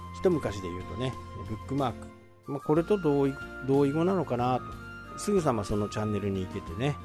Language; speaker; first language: Japanese; native; Japanese